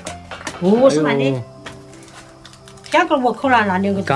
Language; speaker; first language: Chinese; native; Chinese